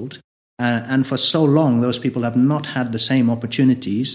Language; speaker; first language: English; native; English